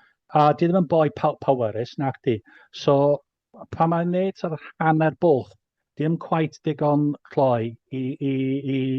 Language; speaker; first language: Welsh; native; Welsh